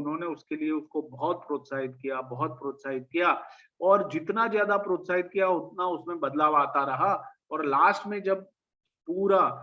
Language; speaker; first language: Hindi; native; Hindi